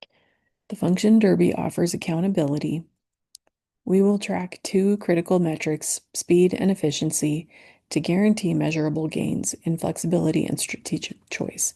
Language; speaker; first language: English; native; English